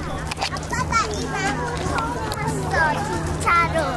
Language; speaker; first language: Korean; early bilingual, other home language; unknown